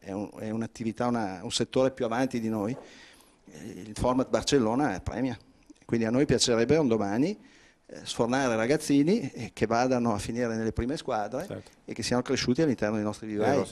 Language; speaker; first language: Italian; native; Italian